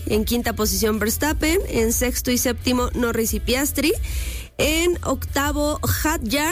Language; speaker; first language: Spanish; native; Spanish